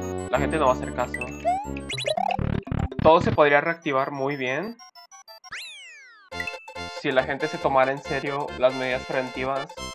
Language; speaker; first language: Spanish; native; Spanish